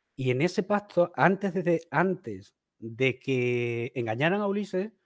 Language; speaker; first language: Spanish; native; Spanish